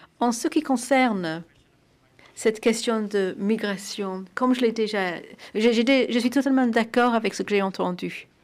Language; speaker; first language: French; non-native, fluent; Portuguese